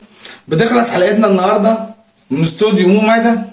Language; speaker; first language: Arabic; native; Arabic